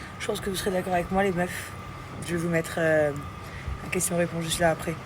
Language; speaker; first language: French; early bilingual, other home language; English